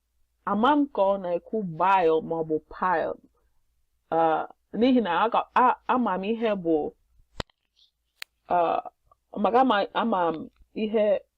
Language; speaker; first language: Igbo; non-native, learner; English